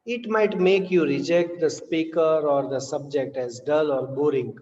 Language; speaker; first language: English; non-native, local second language; Gujarati